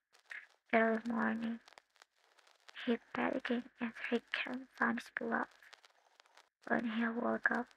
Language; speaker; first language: English; non-native, learner; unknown